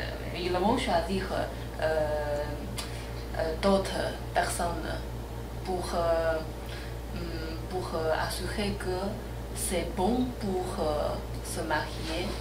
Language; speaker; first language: French; non-native, learner; Chinese